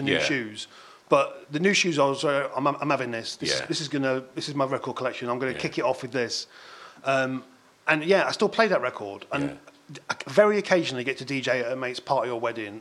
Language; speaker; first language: English; native; English